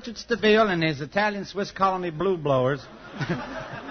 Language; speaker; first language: English; native; English